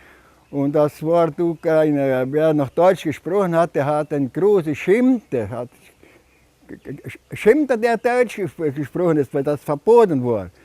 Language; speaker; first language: German; early bilingual, heritage; German